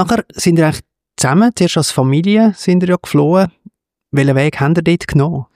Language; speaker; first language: German; native; German